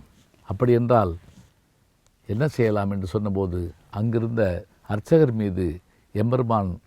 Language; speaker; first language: Tamil; native; Tamil